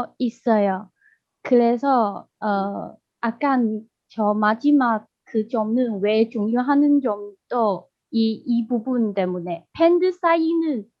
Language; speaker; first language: Korean; non-native, learner; Chinese